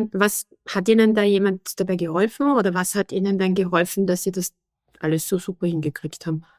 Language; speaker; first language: German; native; German